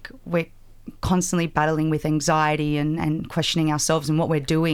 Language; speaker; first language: English; native; English